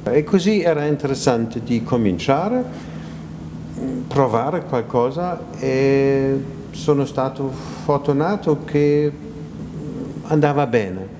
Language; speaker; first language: Italian; non-native, fluent; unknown